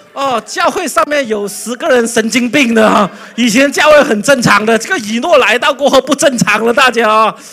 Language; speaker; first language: Chinese; native; Chinese